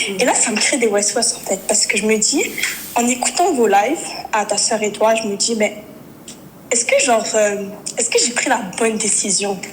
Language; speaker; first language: French; native; French